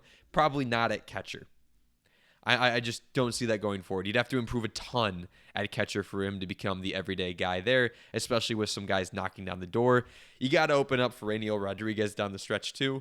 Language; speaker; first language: English; native; English